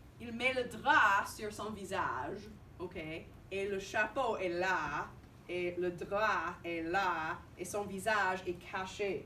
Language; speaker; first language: French; non-native, fluent; English